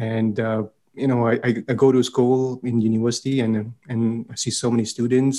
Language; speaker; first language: English; non-native, local second language; Punjabi